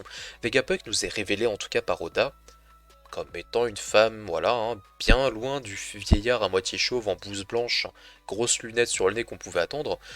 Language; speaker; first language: French; native; French